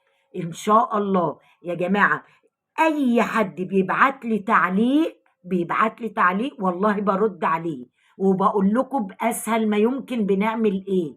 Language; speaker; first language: Arabic; native; Arabic